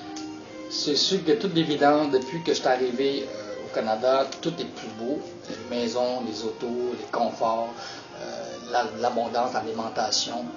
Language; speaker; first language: French; early bilingual, other home language; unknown